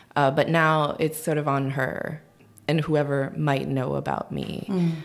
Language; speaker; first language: English; early bilingual, other home language; Korean